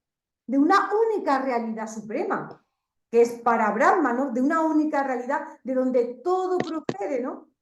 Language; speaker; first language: Spanish; native; Spanish